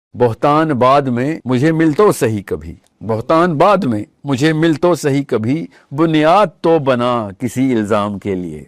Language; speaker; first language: Urdu; early bilingual, heritage; Urdu